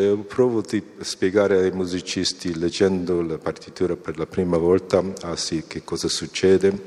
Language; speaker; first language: Italian; non-native, fluent; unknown